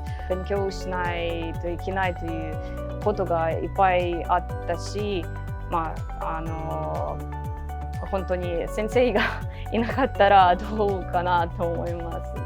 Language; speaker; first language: Japanese; non-native, fluent; Ukrainian